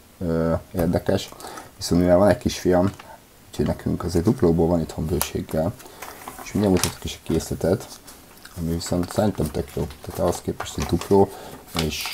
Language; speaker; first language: Hungarian; native; Hungarian